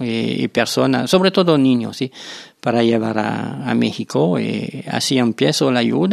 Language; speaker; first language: Spanish; non-native, fluent; French